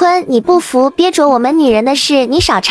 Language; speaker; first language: Chinese; native; Chinese